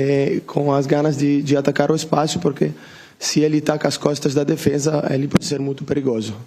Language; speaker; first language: Portuguese; non-native, learner; Italian